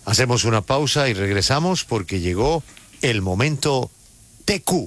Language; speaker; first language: Spanish; native; Spanish